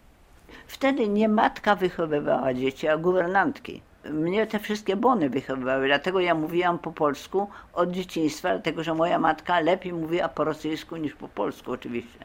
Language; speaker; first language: Polish; early bilingual, heritage; Polish